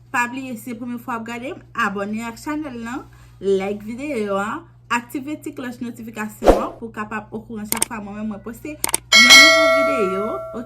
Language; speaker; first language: French; non-native, learner; Haitian Creole